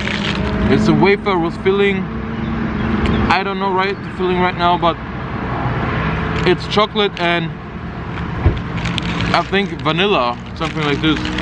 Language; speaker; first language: English; non-native, learner; Bosnian